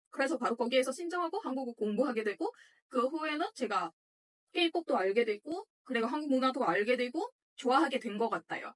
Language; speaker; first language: Korean; non-native, fluent; Indonesian